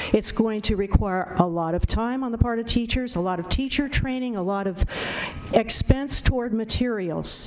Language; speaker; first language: English; native; English